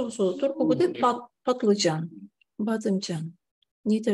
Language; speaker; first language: Japanese; non-native, fluent; Tatar